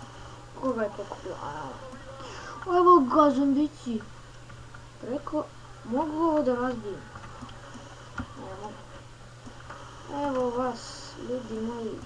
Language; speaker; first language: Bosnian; early bilingual, heritage; Bosnian